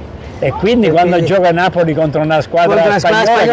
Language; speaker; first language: Italian; native; Italian